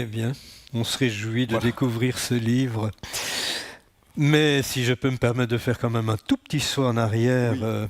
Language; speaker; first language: French; native; French